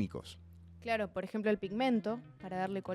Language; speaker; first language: Spanish; native; Spanish